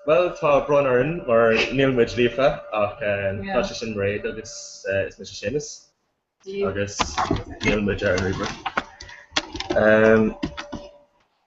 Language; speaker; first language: Irish; non-native, local second language; English